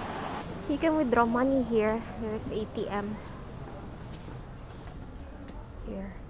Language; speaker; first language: English; non-native, local second language; Filipino